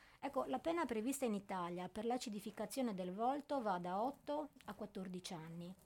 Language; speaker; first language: Italian; native; Italian